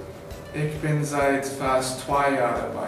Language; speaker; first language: German; non-native, learner; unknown